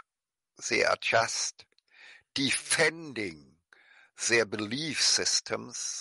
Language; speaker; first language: English; non-native, fluent; German